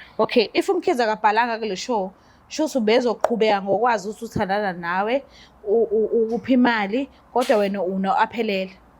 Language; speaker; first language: Zulu; native; Zulu